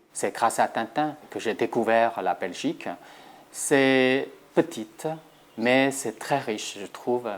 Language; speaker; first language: French; non-native, fluent; Chinese